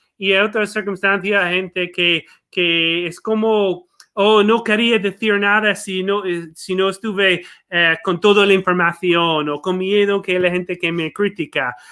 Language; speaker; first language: Spanish; non-native, fluent; English